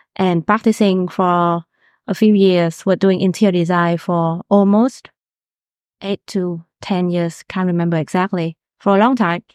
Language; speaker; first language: English; non-native, fluent; Vietnamese